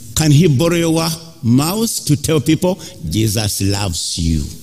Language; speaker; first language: English; non-native, local second language; Ganda